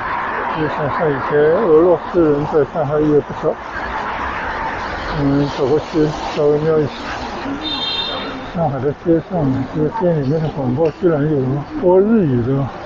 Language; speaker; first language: Chinese; native; Chinese